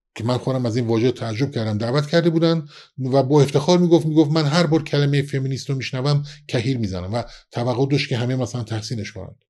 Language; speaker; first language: Persian; non-native, local second language; Kurdish